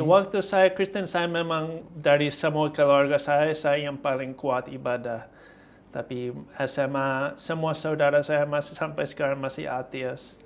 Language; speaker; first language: Indonesian; non-native, fluent; English